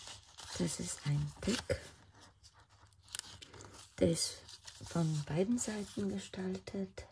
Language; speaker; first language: German; non-native, fluent; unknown